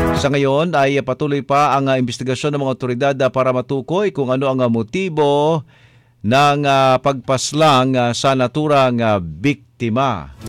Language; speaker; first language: Filipino; non-native, local second language; Cebuano